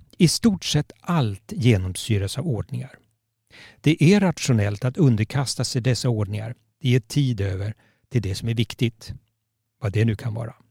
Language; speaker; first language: Swedish; native; Swedish